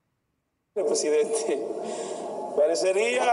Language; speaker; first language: Spanish; native; Spanish